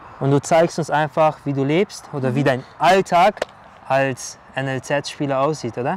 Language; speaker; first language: German; native; German